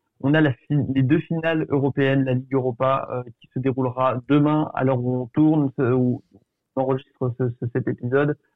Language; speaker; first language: French; early bilingual, other home language; Portuguese